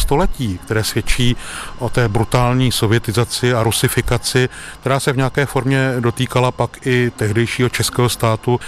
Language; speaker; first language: Czech; native; Czech